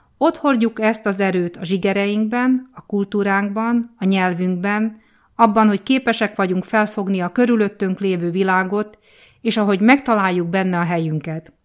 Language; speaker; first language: Hungarian; native; Hungarian